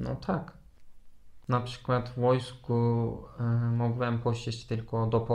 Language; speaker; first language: Polish; non-native, learner; Turkish